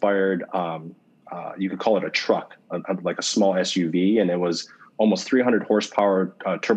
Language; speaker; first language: English; native; English